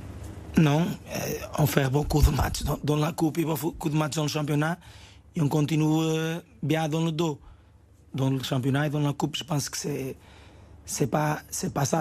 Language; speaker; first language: French; non-native, fluent; Portuguese